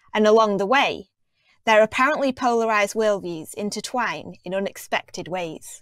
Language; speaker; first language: English; native; English